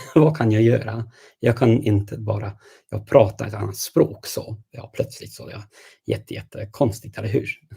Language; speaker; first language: Swedish; non-native, fluent; English